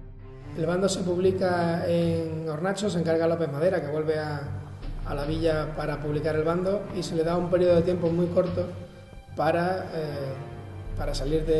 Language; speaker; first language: Spanish; native; Spanish